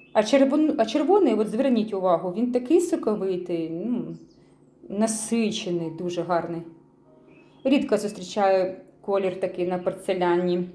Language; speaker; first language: Ukrainian; non-native, local second language; Russian